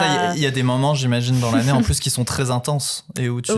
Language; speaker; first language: French; native; French